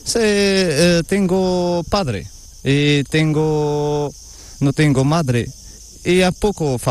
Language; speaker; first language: Spanish; non-native, learner; Arabic